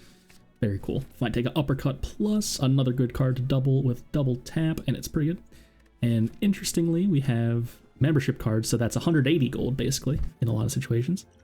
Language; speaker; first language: English; native; English